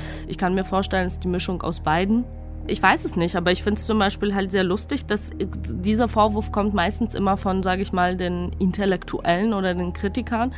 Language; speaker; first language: German; non-native, fluent; Georgian